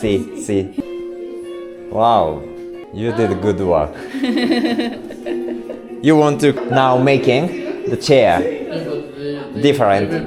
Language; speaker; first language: English; non-native, learner; Japanese